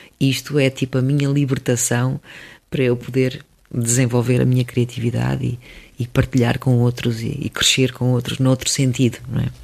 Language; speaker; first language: Portuguese; early bilingual, other home language; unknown